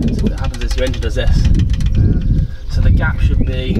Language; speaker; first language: English; native; English